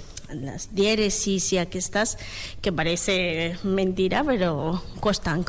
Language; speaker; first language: Catalan; non-native, learner; Spanish